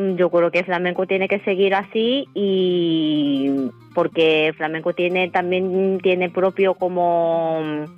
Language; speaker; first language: Spanish; non-native, fluent; Japanese